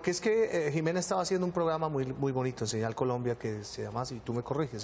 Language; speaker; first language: Spanish; native; Spanish